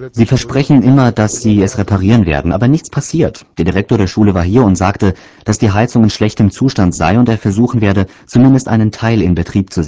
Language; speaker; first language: German; native; German